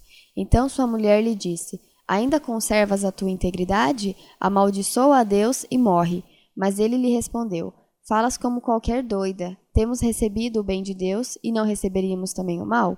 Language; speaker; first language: Portuguese; native; Portuguese